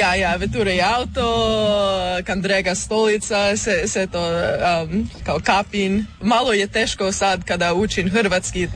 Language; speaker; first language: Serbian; early bilingual, heritage; English